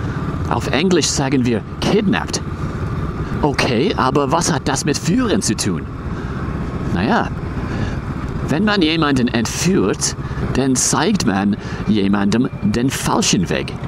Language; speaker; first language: German; non-native, fluent; English